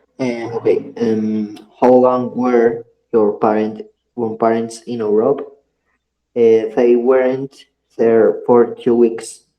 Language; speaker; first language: English; non-native, learner; Spanish